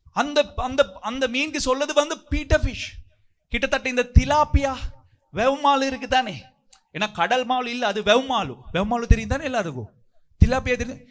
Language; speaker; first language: Tamil; non-native, local second language; Sinhala